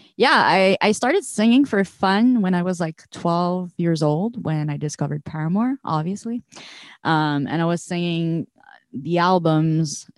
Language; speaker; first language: English; native; English